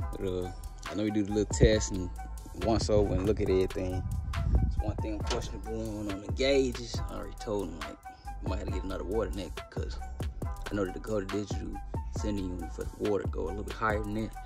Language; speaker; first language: English; native; English